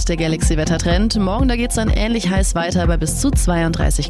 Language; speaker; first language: German; native; German